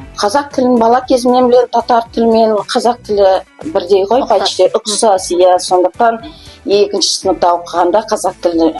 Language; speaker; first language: Kazakh; non-native, local second language; Tatar